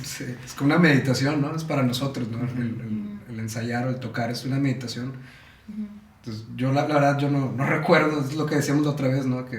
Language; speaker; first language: Spanish; native; Spanish